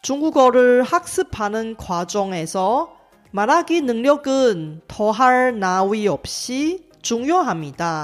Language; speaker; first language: Korean; non-native, fluent; Chinese